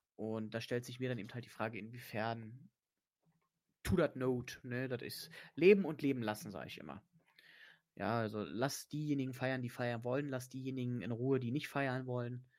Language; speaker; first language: German; native; German